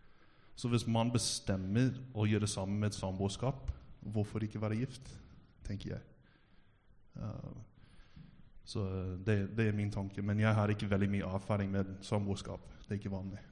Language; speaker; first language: Norwegian; non-native, fluent; English